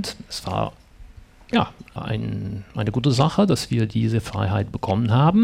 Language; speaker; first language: German; non-native, fluent; English